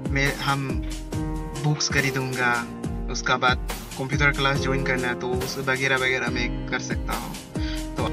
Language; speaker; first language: Hindi; non-native, local second language; Adi